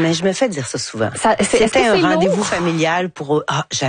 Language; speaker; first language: French; native; French